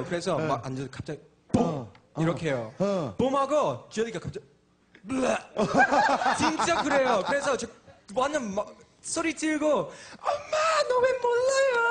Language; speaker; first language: Korean; non-native, learner; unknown